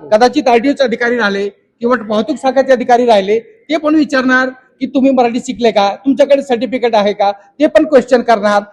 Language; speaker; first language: Marathi; non-native, local second language; Hindi